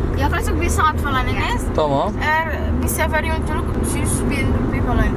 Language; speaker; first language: Turkish; non-native, learner; Indonesian